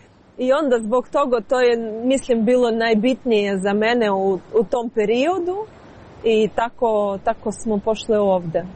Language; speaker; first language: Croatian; non-native, learner; Ukrainian